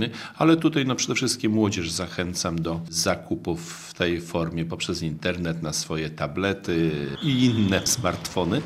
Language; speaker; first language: Polish; native; Polish